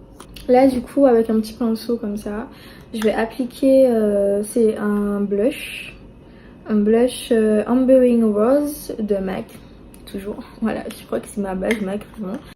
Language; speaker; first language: French; native; French